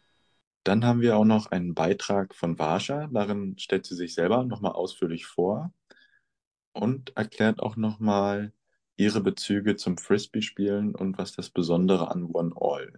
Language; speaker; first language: German; native; German